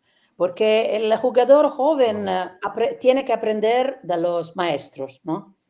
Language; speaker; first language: Spanish; non-native, learner; Italian